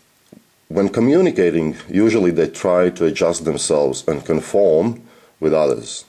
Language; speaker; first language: English; non-native, fluent; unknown